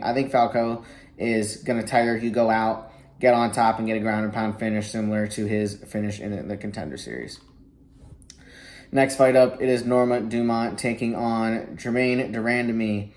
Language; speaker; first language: English; native; English